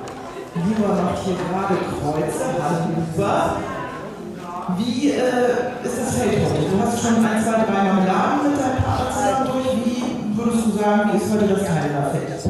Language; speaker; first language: German; native; German